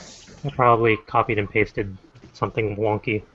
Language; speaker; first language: English; native; English